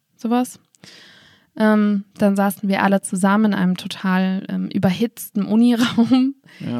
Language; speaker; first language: German; native; German